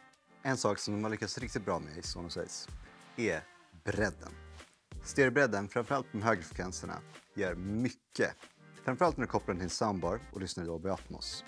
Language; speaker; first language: Swedish; native; Swedish